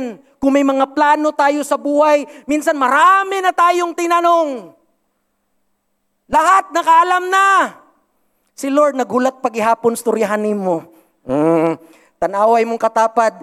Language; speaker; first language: English; non-native, local second language; Cebuano